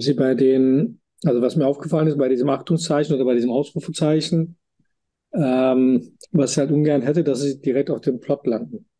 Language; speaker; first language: German; native; German